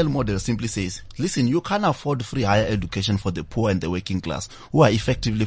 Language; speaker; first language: English; non-native, local second language; Venda